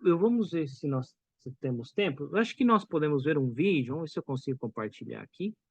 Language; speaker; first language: Portuguese; native; Portuguese